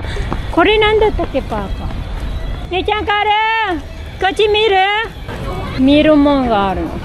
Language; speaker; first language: Japanese; non-native, fluent; Filipino